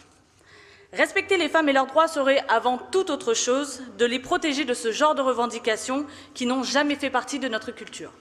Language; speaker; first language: French; native; French